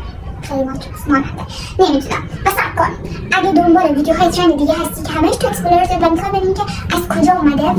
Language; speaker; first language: Persian; native; Persian